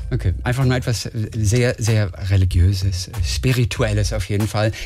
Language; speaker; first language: German; native; German